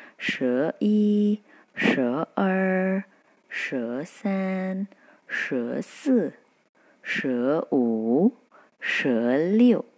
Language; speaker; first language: Chinese; non-native, fluent; Indonesian